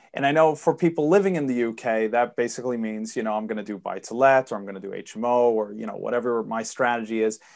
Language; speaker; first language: English; early bilingual, heritage; Swedish